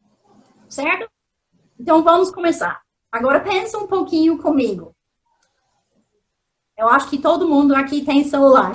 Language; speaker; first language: Portuguese; non-native, fluent; English